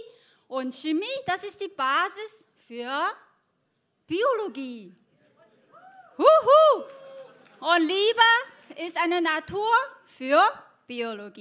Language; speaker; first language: German; non-native, fluent; Chinese